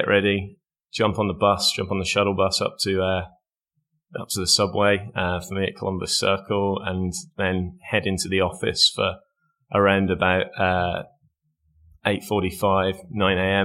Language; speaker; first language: English; native; English